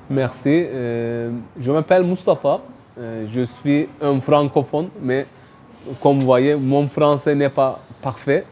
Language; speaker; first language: French; non-native, fluent; Turkish